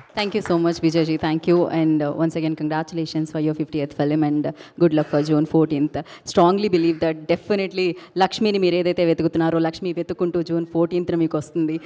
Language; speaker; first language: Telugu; native; Telugu